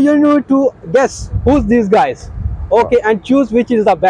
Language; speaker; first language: English; non-native, learner; Urdu